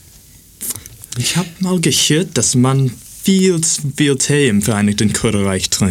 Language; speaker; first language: German; non-native, learner; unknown